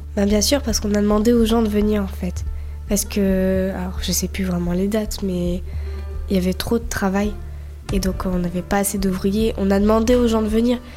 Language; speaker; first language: French; native; French